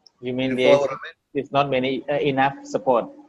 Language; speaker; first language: English; non-native, learner; Vietnamese